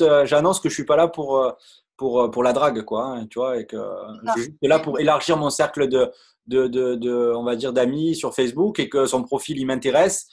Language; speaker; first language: French; native; French